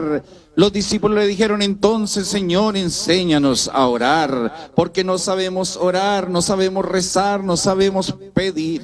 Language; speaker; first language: Spanish; native; Spanish